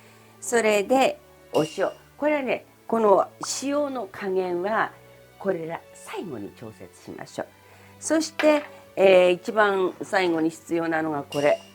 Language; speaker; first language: Japanese; early bilingual, other home language; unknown